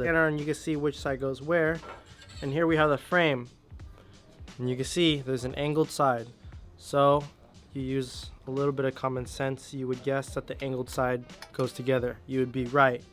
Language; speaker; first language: English; native; English